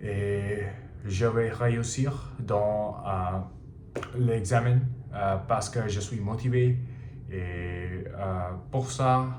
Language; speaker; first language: French; non-native, learner; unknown